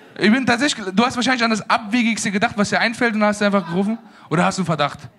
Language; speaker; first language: German; early bilingual, other home language; Persian